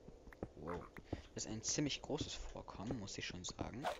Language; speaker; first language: German; native; German